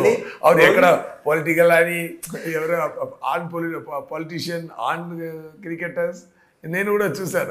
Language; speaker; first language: Telugu; non-native, learner; Tamil